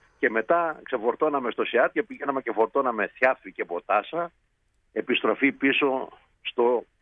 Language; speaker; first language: Greek; native; Greek